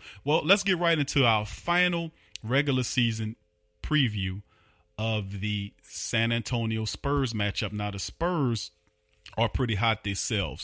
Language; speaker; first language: English; native; English